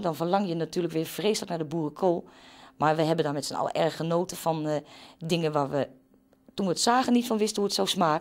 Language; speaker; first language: Dutch; native; Dutch